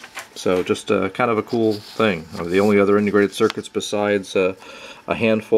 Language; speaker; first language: English; native; English